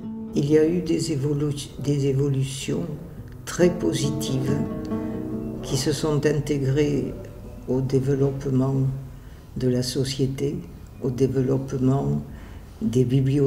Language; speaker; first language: French; native; French